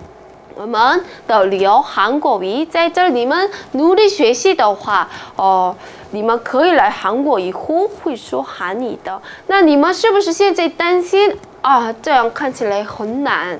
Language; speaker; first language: Chinese; non-native, fluent; Korean